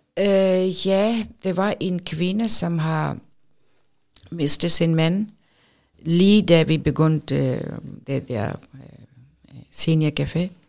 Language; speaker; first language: Danish; non-native, fluent; Urdu